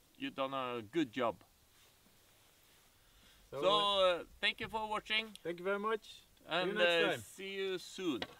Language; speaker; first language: English; non-native, fluent; Norwegian